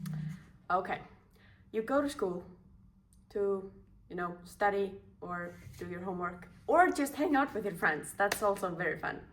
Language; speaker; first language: English; non-native, learner; Icelandic